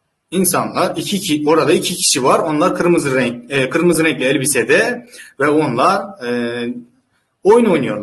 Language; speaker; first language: Turkish; non-native, fluent; Uzbek